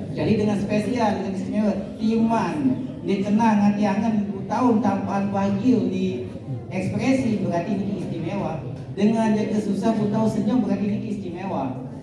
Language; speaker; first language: Malay; non-native, local second language; Sasak